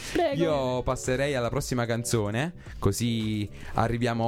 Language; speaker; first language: Italian; native; Italian